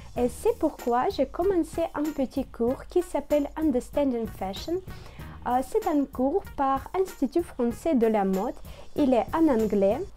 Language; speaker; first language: French; non-native, learner; Russian